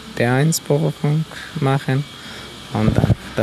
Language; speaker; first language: German; non-native, learner; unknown